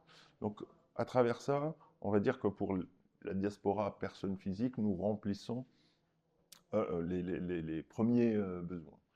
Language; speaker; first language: French; non-native, local second language; Arabic